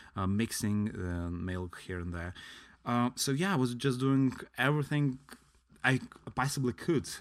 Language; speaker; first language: English; non-native, fluent; Latvian